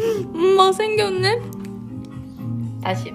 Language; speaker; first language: Korean; non-native, learner; Chinese